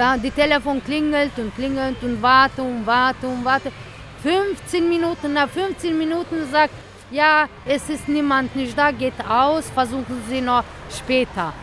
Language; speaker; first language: German; non-native, learner; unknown